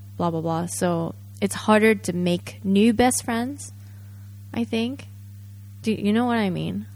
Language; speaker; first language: English; non-native, fluent; Japanese